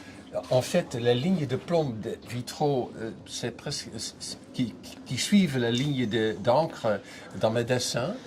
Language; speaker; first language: French; non-native, fluent; Dutch